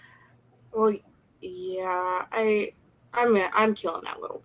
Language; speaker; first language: English; native; English